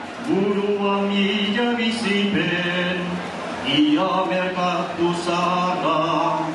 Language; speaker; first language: Basque; non-native, local second language; Spanish